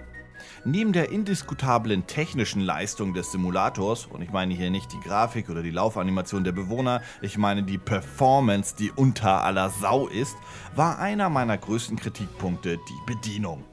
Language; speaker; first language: German; native; German